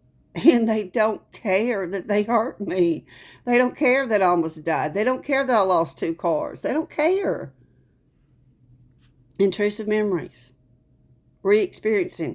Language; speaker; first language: English; native; English